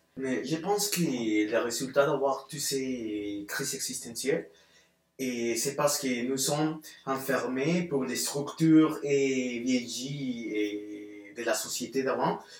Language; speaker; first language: French; non-native, fluent; Spanish